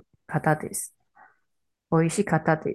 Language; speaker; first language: Japanese; non-native, learner; Chinese